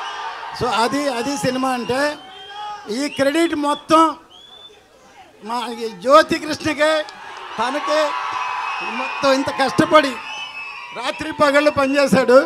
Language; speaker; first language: Telugu; native; Telugu